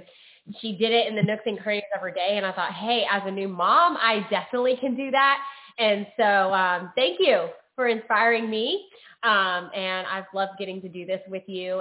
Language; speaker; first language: English; native; English